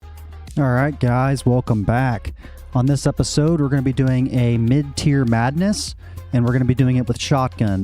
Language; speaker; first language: English; native; English